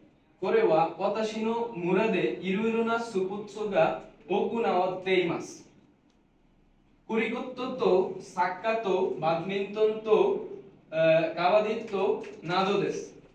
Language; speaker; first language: Japanese; non-native, learner; Bangla